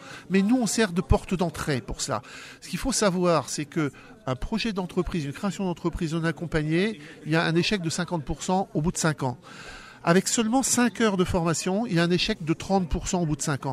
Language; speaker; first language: French; native; French